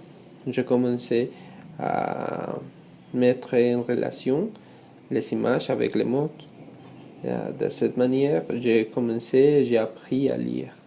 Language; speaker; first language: French; non-native, learner; Spanish